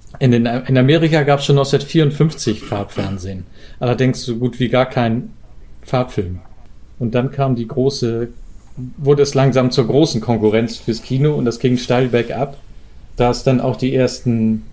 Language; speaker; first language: German; native; German